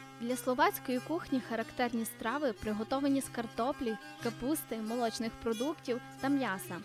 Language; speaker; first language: Ukrainian; native; Ukrainian